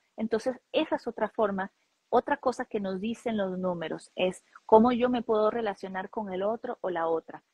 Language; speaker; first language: Spanish; native; Spanish